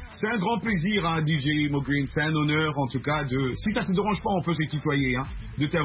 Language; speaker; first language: French; non-native, local second language; Lingala